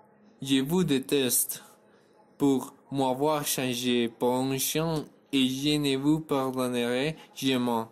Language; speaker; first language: French; non-native, learner; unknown